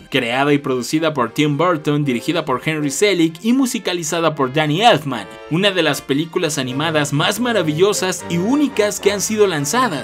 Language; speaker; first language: Spanish; native; Spanish